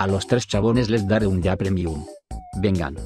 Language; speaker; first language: Spanish; native; Spanish